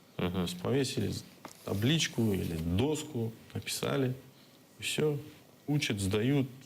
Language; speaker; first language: Russian; non-native, local second language; Crimean Tatar